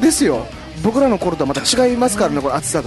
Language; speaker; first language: Japanese; native; Japanese